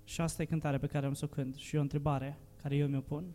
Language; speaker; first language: Romanian; native; Romanian